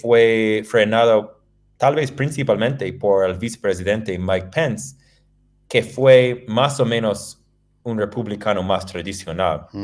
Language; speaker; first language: Spanish; non-native, fluent; English